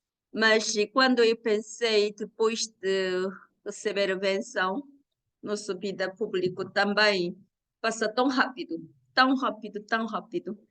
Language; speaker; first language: Portuguese; non-native, learner; Korean